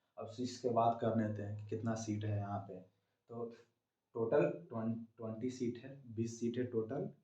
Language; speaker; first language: Hindi; native; Hindi